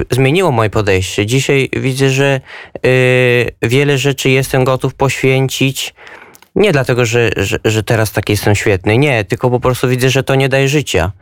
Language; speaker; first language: Polish; native; Polish